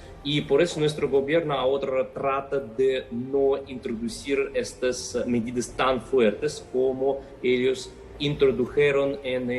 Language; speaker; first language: Spanish; non-native, fluent; Russian